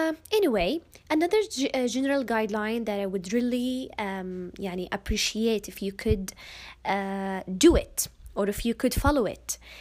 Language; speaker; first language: English; non-native, fluent; Arabic